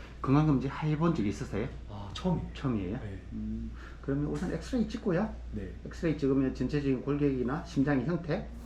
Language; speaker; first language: Korean; native; Korean